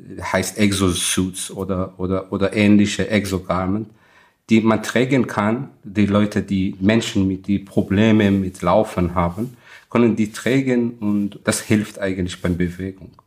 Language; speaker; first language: German; non-native, fluent; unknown